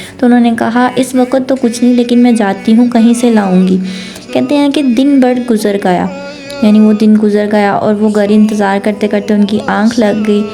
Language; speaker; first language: Urdu; non-native, local second language; Punjabi